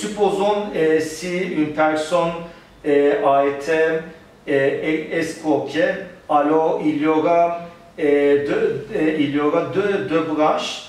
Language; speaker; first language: French; non-native, learner; Turkish